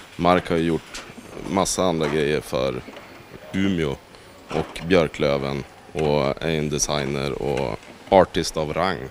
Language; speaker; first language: Swedish; native; Swedish